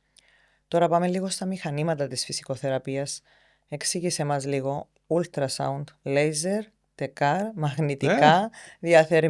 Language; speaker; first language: Greek; native; Greek